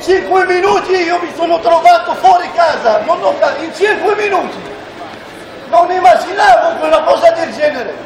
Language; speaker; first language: Italian; non-native, fluent; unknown